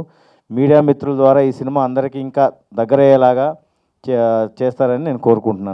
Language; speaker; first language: Telugu; native; Telugu